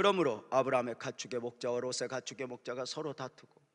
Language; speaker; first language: Korean; native; Korean